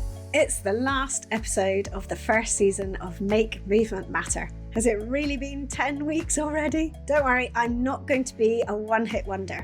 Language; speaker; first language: English; native; English